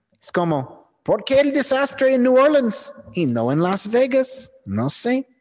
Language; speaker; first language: Spanish; non-native, fluent; English